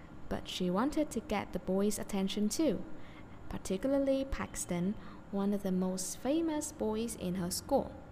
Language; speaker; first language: English; non-native, fluent; Vietnamese